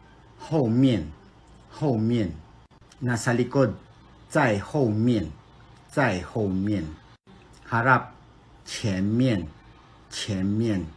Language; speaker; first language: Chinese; non-native, fluent; Filipino